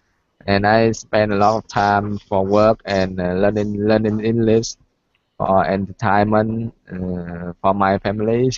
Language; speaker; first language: English; non-native, learner; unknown